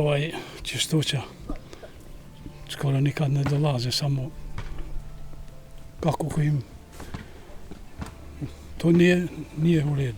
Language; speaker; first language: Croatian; non-native, local second language; Albanian